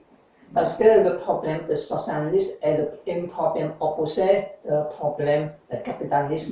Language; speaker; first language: French; non-native, learner; English